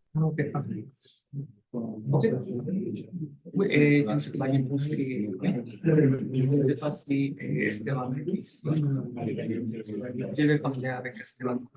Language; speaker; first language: French; non-native, fluent; Spanish